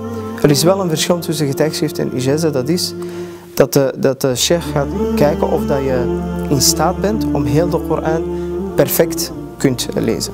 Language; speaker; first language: Dutch; early bilingual, other home language; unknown